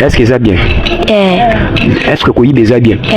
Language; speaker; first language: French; non-native, local second language; Lingala